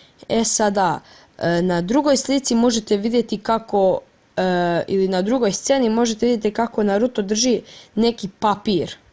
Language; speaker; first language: Bosnian; native; Bosnian